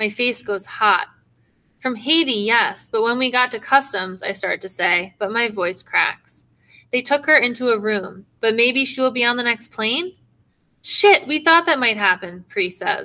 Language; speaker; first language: English; native; English